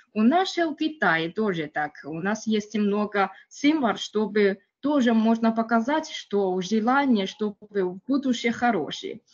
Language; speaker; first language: Russian; non-native, learner; Chinese